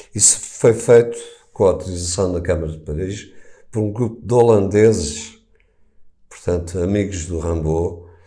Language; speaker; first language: Portuguese; native; Portuguese